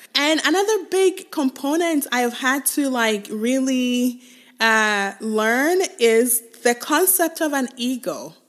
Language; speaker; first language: English; non-native, local second language; Igbo